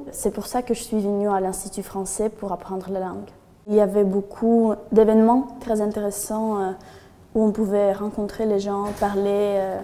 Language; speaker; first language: French; non-native, learner; Russian